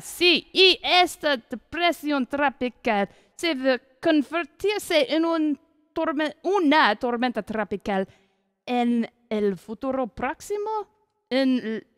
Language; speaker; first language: Spanish; non-native, learner; English